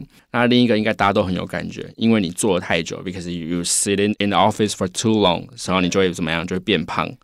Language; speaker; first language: Chinese; native; Chinese